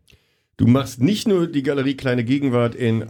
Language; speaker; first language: German; native; German